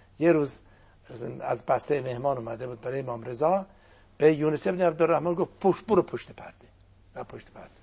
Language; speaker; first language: Persian; non-native, local second language; Azerbaijani